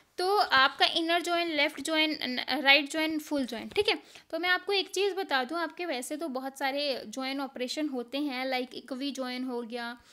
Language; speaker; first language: Hindi; native; Hindi